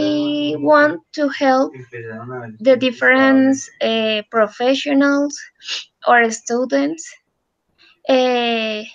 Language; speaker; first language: English; non-native, learner; Spanish